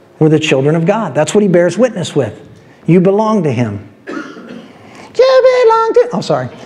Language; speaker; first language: English; native; English